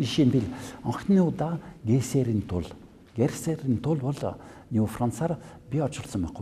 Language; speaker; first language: Mongolian; non-native, fluent; French